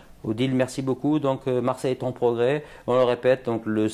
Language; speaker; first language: French; native; French